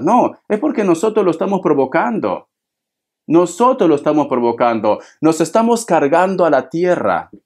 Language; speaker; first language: Spanish; native; Spanish